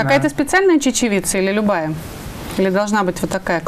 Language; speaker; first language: Russian; native; Russian